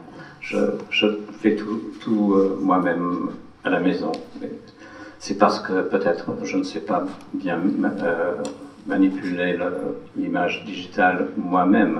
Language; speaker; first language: French; non-native, fluent; English